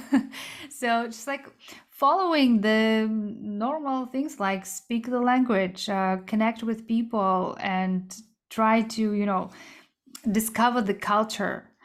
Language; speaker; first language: English; early bilingual, other home language; Korean